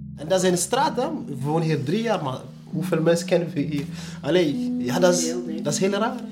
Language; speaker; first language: Dutch; non-native, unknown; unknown